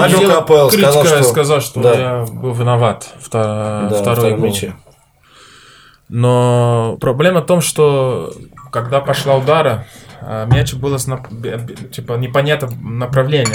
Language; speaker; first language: Russian; non-native, learner; Portuguese